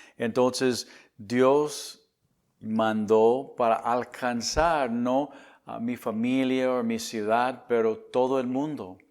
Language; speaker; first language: Spanish; non-native, fluent; English